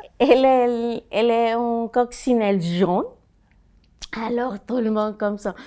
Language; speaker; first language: French; non-native, learner; Spanish